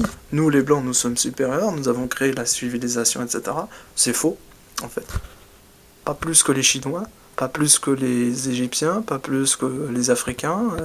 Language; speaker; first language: French; native; French